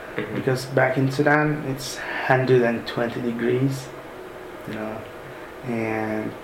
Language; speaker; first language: English; non-native, fluent; Arabic